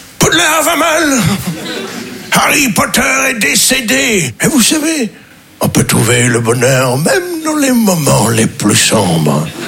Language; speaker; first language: French; native; French